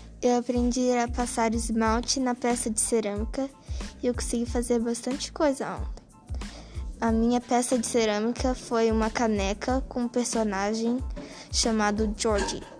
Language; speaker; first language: Portuguese; early bilingual, heritage; Portuguese